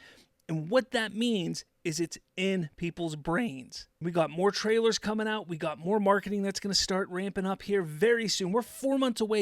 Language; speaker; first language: English; native; English